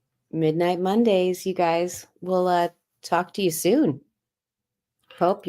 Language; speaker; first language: English; native; English